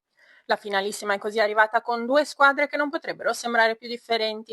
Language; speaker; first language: Italian; native; Italian